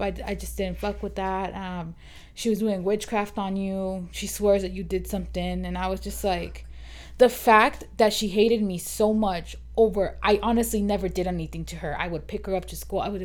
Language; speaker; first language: English; early bilingual, other home language; Spanish